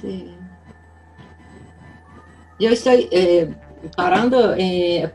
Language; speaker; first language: Spanish; non-native, fluent; Portuguese